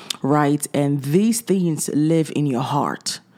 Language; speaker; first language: English; native; English